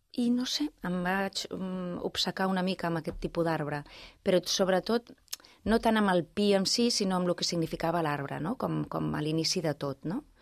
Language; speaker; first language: Catalan; non-native, local second language; Spanish